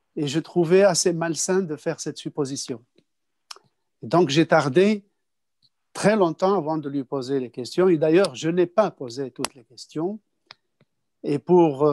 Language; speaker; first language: French; non-native, local second language; Kabyle